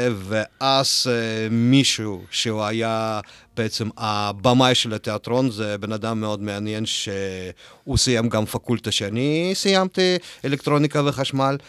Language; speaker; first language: Hebrew; non-native, fluent; Russian